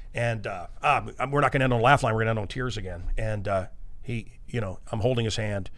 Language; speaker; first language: English; native; English